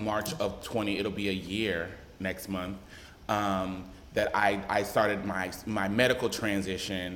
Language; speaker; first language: English; native; English